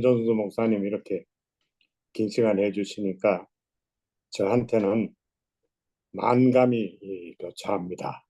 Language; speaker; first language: Korean; native; Korean